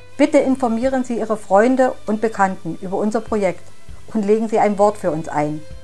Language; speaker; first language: German; native; German